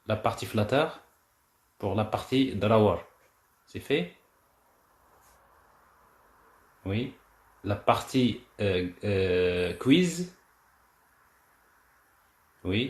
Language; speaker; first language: French; non-native, local second language; Arabic